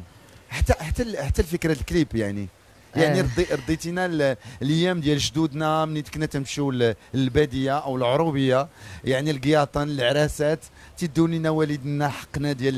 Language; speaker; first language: Arabic; native; Arabic